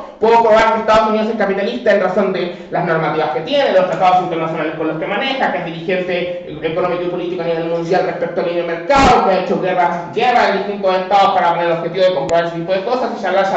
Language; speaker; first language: Spanish; native; Spanish